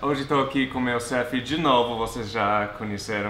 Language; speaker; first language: Portuguese; non-native, fluent; English